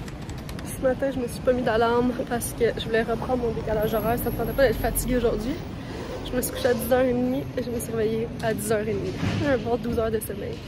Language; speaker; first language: French; native; French